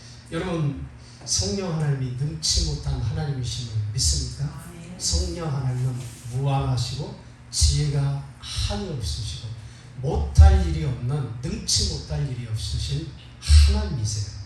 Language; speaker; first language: Korean; native; Korean